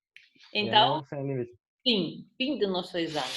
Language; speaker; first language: Portuguese; non-native, fluent; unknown